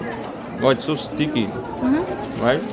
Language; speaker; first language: English; non-native, fluent; Spanish